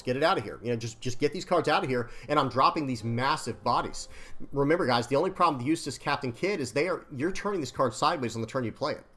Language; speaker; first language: English; native; English